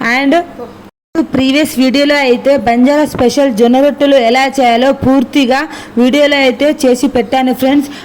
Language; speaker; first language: Telugu; non-native, local second language; Lambadi